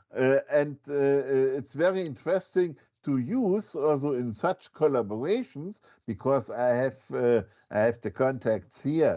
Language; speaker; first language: English; non-native, fluent; German